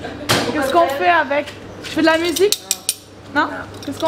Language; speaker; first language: French; native; French